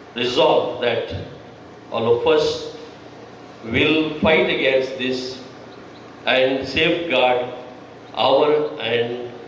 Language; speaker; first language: English; non-native, local second language; Kannada